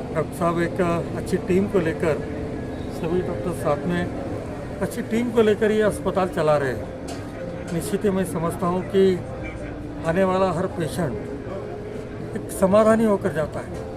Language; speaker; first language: Hindi; non-native, local second language; Marathi